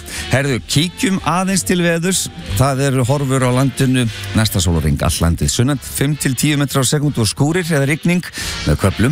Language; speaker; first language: Icelandic; native; Icelandic